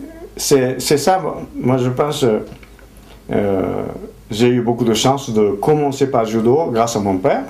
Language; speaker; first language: French; non-native, fluent; Japanese